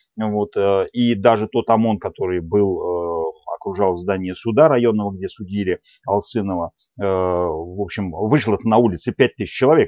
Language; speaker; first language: Russian; native; Russian